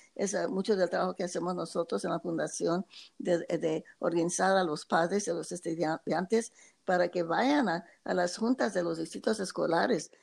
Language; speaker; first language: Spanish; early bilingual, heritage; Spanish